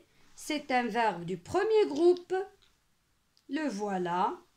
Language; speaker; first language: French; non-native, local second language; Arabic